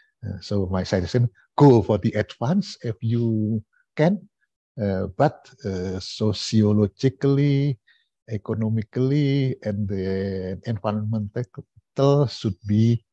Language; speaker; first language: English; non-native, fluent; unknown